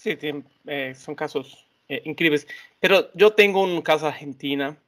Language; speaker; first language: Spanish; non-native, learner; Portuguese